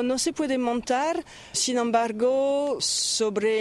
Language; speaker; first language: Spanish; non-native, fluent; French